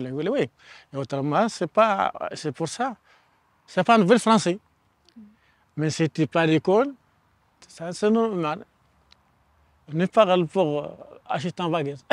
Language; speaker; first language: French; non-native, learner; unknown